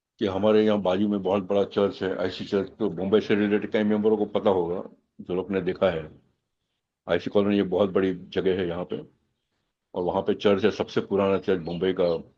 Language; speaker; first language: Hindi; non-native, local second language; Gujarati